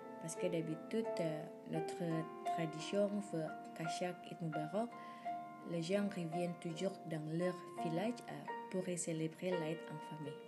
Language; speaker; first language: French; non-native, learner; Indonesian